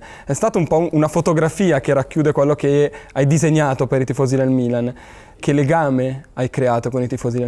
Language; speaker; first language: Italian; native; Italian